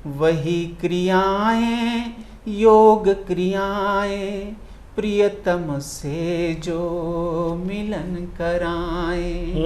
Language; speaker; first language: Hindi; native; Hindi